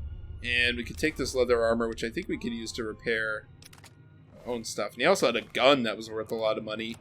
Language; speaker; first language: English; native; English